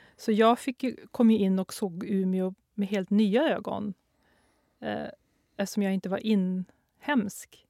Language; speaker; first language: Swedish; native; Swedish